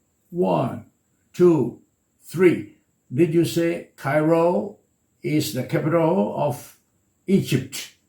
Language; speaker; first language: English; non-native, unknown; Thai